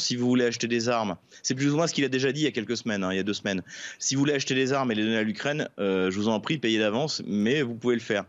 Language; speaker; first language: French; native; French